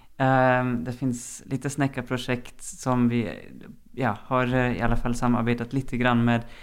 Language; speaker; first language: Norwegian; non-native, fluent; German